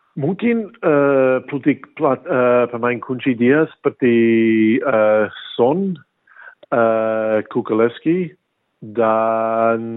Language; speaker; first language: Indonesian; early bilingual, heritage; English